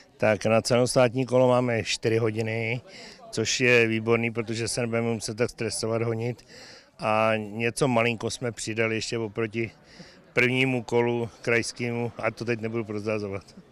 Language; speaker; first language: Czech; native; Czech